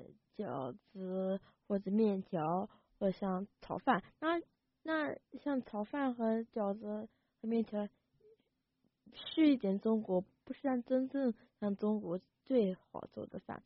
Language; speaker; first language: Chinese; early bilingual, heritage; Chinese